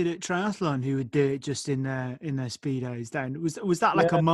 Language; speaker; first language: English; native; English